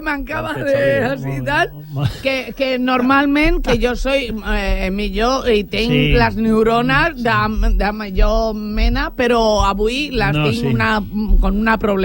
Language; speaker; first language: Catalan; non-native, local second language; Spanish